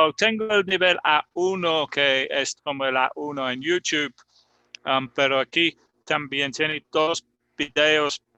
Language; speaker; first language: Spanish; non-native, fluent; English